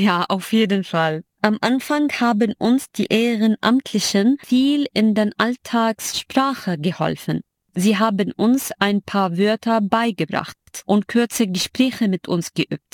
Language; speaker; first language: German; non-native, fluent; Arabic